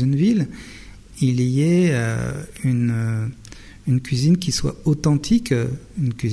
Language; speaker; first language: French; native; French